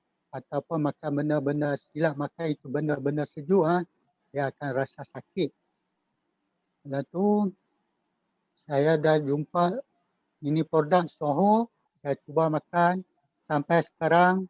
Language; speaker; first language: Malay; native; Malay